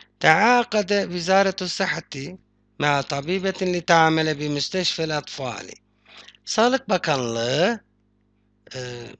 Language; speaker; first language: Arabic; non-native, fluent; Turkish